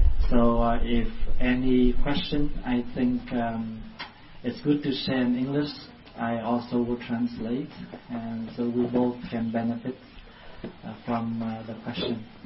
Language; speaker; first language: English; non-native, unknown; Vietnamese